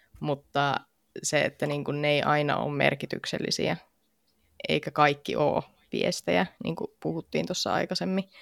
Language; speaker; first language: Finnish; native; Finnish